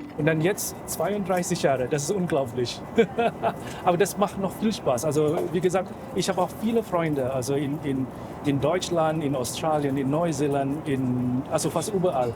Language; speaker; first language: German; non-native, fluent; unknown